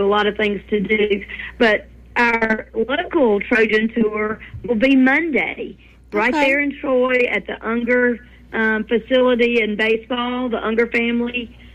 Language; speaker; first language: English; native; English